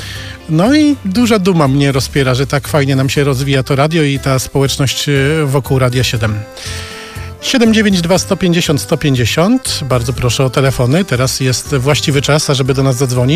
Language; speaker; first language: Polish; native; Polish